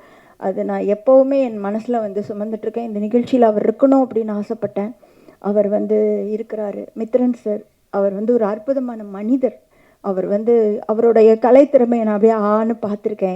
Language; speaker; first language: Tamil; native; Tamil